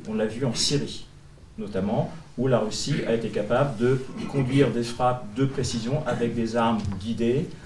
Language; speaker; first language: French; native; French